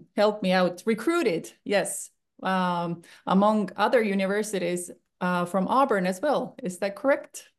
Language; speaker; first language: English; non-native, fluent; Estonian